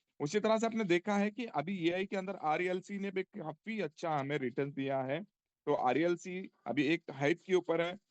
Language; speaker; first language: Hindi; non-native, local second language; Marathi